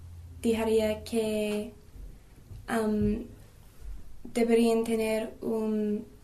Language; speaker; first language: Spanish; non-native, learner; English